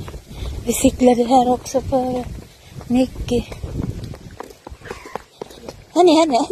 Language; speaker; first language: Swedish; non-native, learner; Filipino